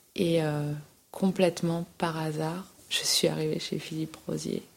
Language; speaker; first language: French; native; French